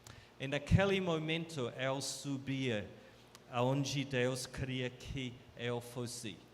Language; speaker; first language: Portuguese; non-native, fluent; English